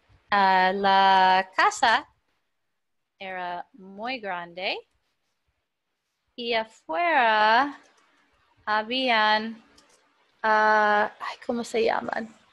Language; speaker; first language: Spanish; non-native, fluent; English